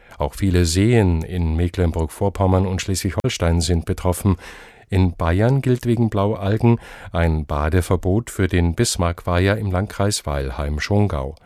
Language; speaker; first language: German; native; German